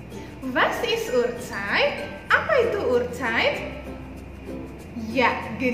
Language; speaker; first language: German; non-native, learner; Indonesian